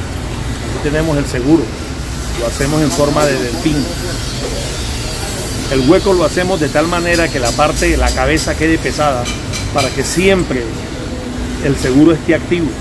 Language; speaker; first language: Spanish; native; Spanish